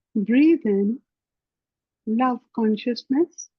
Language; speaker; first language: English; non-native, local second language; Hindi